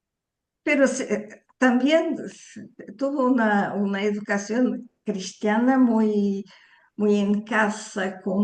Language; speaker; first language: Spanish; early bilingual, heritage; Portuguese